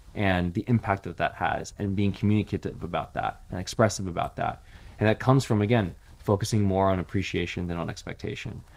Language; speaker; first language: English; native; English